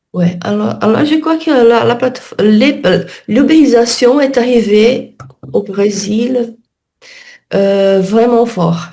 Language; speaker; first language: French; non-native, learner; Portuguese